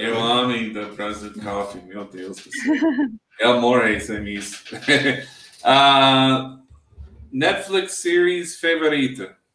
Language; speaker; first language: Portuguese; non-native, learner; English